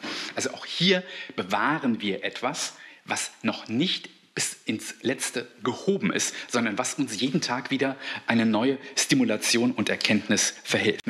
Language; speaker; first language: German; native; German